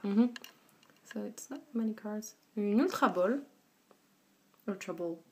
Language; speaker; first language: English; non-native, fluent; French